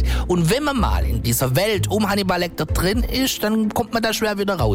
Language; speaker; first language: German; native; German